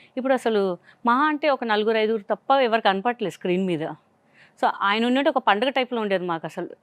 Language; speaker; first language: Telugu; non-native, local second language; Hindi